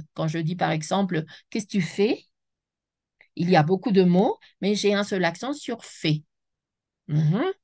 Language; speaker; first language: French; non-native, fluent; Spanish